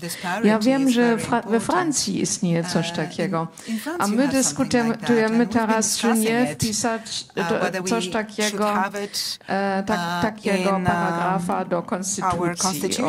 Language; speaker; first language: Polish; non-native, fluent; German